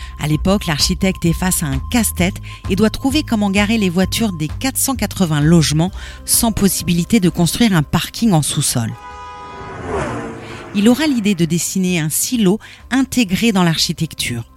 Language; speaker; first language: French; native; French